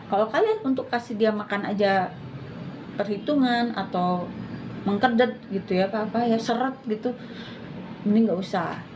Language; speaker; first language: Indonesian; native; Indonesian